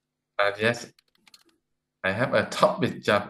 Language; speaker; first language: English; non-native, learner; Vietnamese